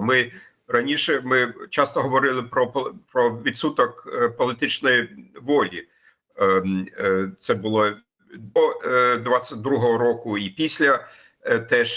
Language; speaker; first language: Ukrainian; non-native, fluent; German